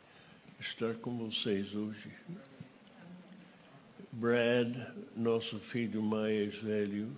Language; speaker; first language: Portuguese; non-native, fluent; English